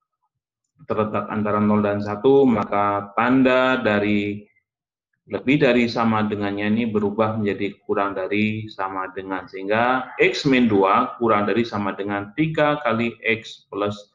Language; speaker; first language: Indonesian; native; Indonesian